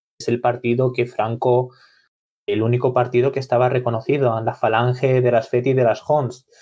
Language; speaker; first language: Spanish; non-native, local second language; Catalan